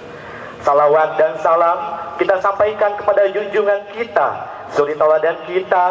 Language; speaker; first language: Indonesian; native; Indonesian